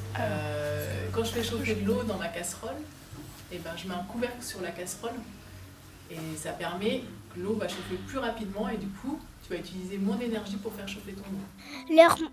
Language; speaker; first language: French; native; French